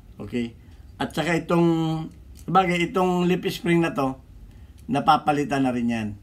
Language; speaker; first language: Filipino; native; Filipino